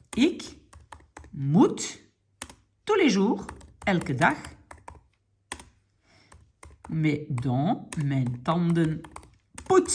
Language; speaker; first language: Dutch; non-native, local second language; French